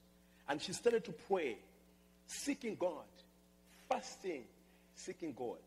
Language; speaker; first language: English; non-native, local second language; Nyanja